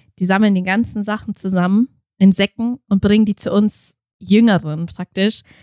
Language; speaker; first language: German; early bilingual, other home language; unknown